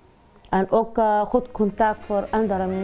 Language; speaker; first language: Dutch; non-native, learner; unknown